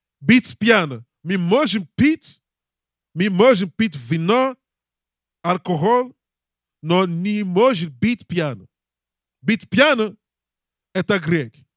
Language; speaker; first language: Russian; non-native, learner; English